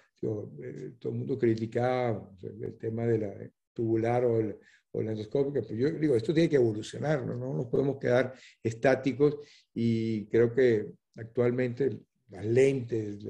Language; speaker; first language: Spanish; native; Spanish